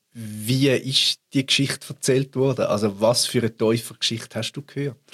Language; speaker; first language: German; native; German